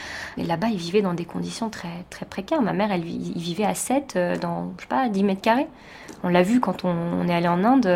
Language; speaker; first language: French; early bilingual, other home language; Tamil